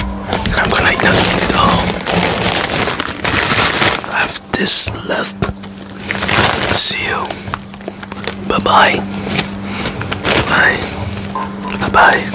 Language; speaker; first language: English; non-native, fluent; Dutch